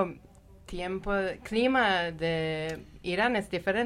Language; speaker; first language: Spanish; non-native, learner; Persian